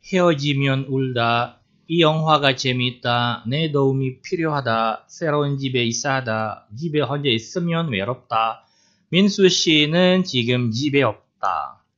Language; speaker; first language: Korean; non-native, fluent; Indonesian